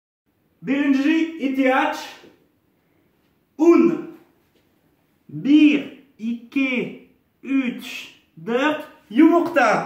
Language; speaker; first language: Turkish; non-native, learner; French